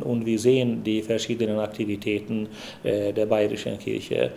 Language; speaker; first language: German; non-native, fluent; Hungarian